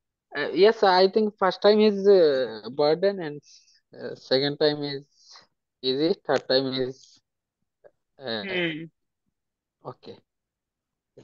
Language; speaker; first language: English; non-native, learner; Hindi